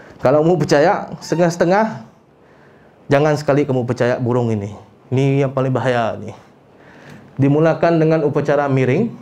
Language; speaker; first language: Malay; non-native, local second language; Iban